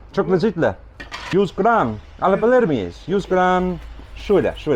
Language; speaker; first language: Turkish; non-native, learner; English